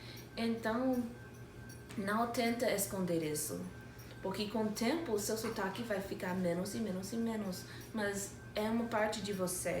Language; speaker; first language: Portuguese; non-native, fluent; English